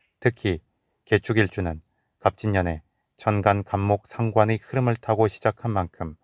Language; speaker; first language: Korean; native; Korean